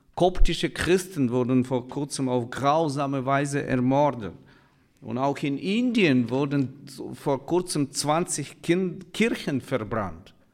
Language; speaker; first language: German; non-native, fluent; Russian